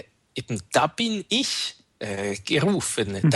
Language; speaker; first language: German; native; German